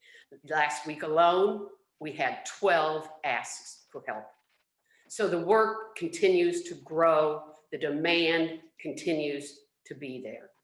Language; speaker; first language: English; native; English